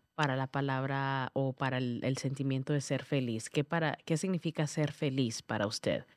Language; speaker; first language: Spanish; early bilingual, heritage; Spanish